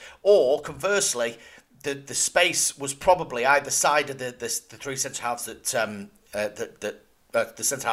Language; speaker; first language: English; native; English